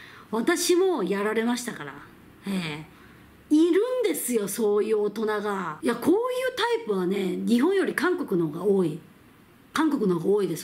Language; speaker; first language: Japanese; non-native, fluent; Korean